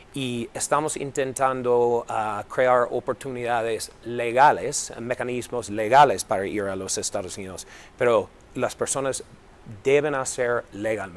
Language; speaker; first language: Spanish; non-native, fluent; English